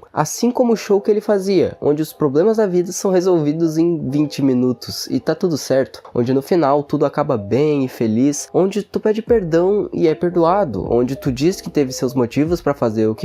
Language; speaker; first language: Portuguese; native; Portuguese